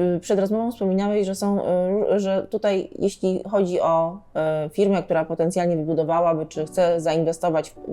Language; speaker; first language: Polish; native; Polish